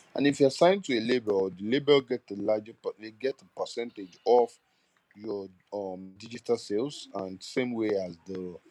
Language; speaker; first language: English; non-native, local second language; Yoruba